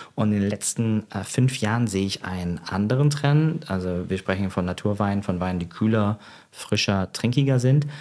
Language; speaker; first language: German; native; German